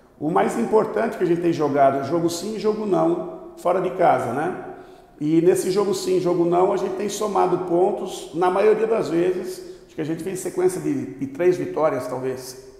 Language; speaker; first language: Portuguese; native; Portuguese